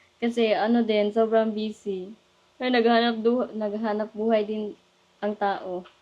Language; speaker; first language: Filipino; native; Filipino